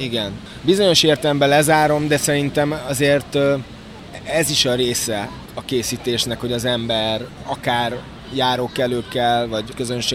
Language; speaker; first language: Hungarian; native; Hungarian